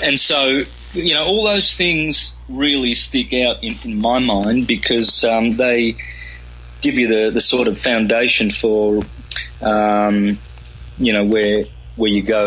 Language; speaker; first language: English; native; English